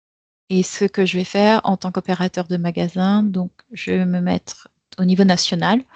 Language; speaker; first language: French; native; French